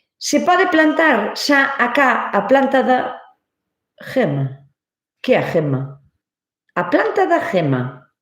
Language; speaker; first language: Galician; native; Galician